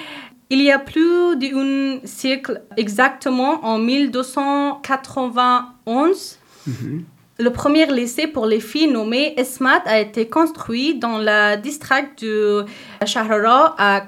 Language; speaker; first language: French; non-native, learner; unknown